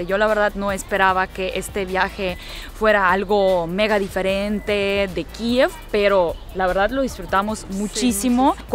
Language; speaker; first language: Spanish; early bilingual, heritage; Russian